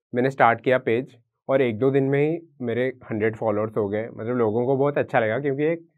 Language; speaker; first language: Hindi; non-native, local second language; Odia